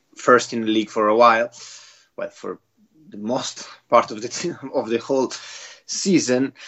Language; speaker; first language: English; non-native, fluent; Italian